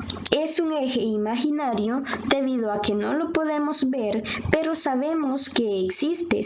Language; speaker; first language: Spanish; native; Spanish